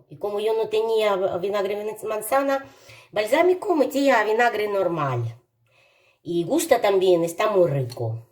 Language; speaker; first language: Spanish; non-native, learner; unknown